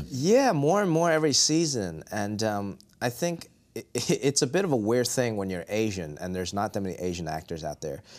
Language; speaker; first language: English; non-native, local second language; Cantonese